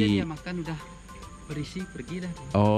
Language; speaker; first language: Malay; non-native, local second language; Balinese